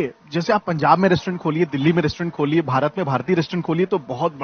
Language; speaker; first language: Hindi; native; Hindi